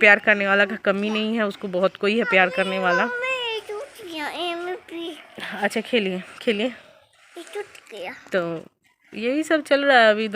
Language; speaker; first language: Hindi; native; Hindi